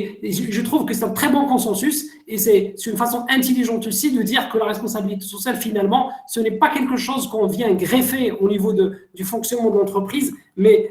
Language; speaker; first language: French; non-native, local second language; Arabic